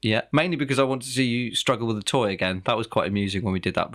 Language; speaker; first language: English; native; English